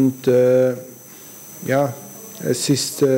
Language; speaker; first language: German; early bilingual, other home language; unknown